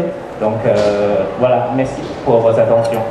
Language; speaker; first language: French; non-native, learner; Chinese